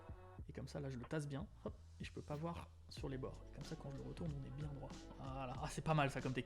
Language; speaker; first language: French; native; French